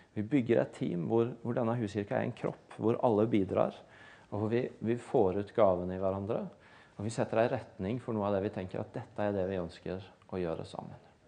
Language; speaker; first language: Norwegian; native; Norwegian